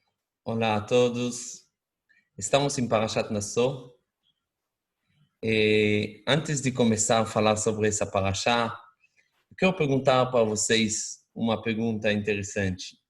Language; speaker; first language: Portuguese; non-native, fluent; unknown